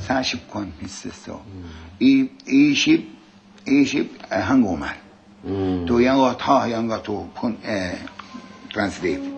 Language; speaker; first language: Korean; non-native, learner; Arabic